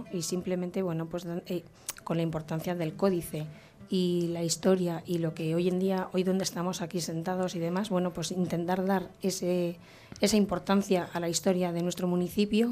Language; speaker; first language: Spanish; native; Spanish